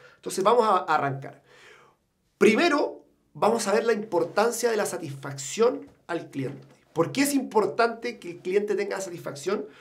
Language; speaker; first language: Spanish; native; Spanish